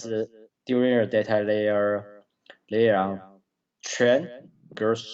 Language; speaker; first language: English; non-native, learner; Chinese